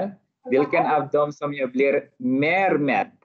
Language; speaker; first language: Swedish; non-native, learner; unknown